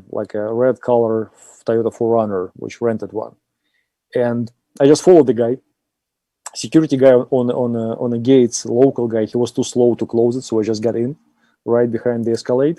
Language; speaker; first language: English; non-native, fluent; German